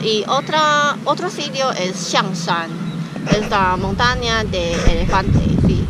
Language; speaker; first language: Spanish; non-native, learner; Chinese